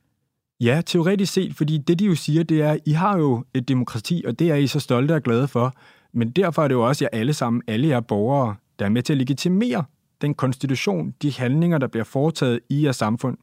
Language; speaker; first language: Danish; native; Danish